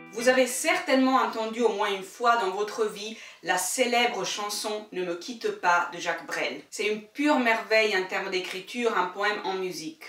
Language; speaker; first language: French; non-native, fluent; Italian